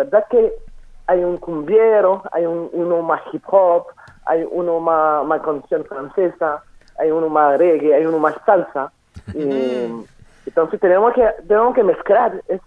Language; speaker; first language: Spanish; non-native, fluent; French